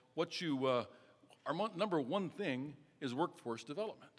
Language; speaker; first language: English; native; English